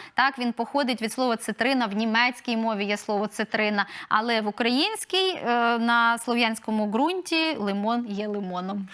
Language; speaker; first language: Ukrainian; native; Ukrainian